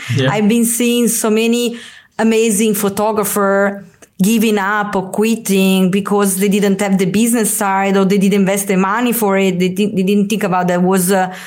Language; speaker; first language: English; non-native, fluent; Italian